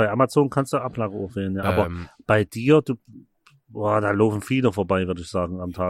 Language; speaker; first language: German; native; German